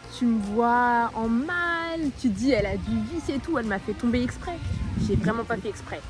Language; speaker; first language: French; native; French